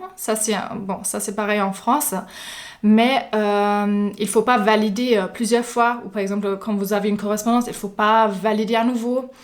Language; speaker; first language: French; non-native, fluent; German